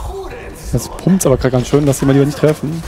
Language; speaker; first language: German; native; German